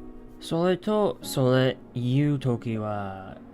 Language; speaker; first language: Japanese; non-native, learner; English